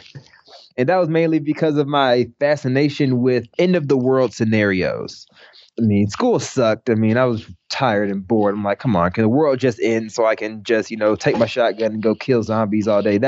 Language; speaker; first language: English; native; English